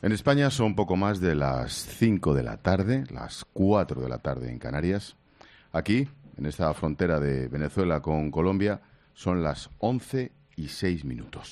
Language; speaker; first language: Spanish; native; Spanish